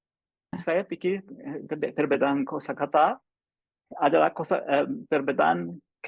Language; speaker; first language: Indonesian; non-native, learner; English